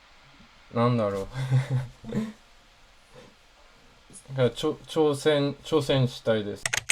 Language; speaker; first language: Japanese; non-native, learner; French